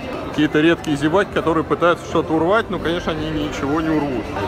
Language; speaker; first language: Russian; native; Russian